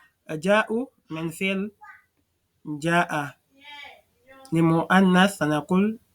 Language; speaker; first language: Arabic; non-native, fluent; French